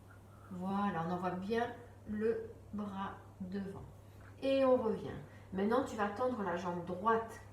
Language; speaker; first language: French; native; French